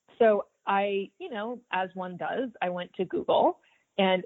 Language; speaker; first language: English; native; English